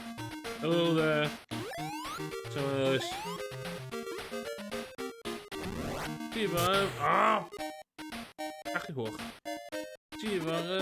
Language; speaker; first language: Dutch; non-native, learner; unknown